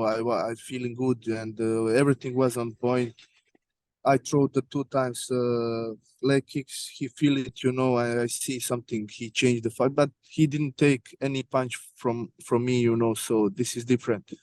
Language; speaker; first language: English; non-native, learner; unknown